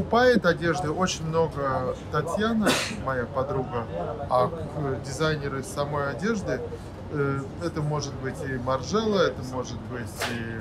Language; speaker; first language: Russian; native; Russian